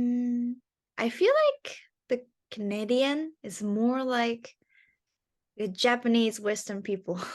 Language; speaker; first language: English; non-native, learner; Japanese